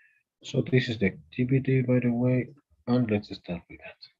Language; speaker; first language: English; non-native, fluent; Spanish